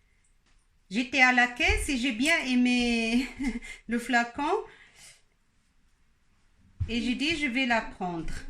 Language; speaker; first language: French; non-native, local second language; Arabic